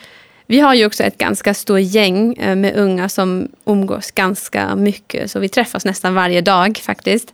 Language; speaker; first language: Swedish; non-native, fluent; German